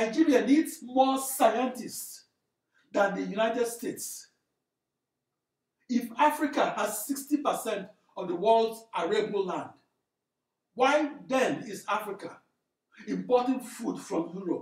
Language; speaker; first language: English; non-native, local second language; Igbo